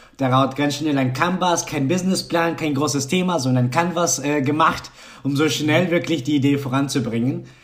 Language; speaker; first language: German; non-native, fluent; Spanish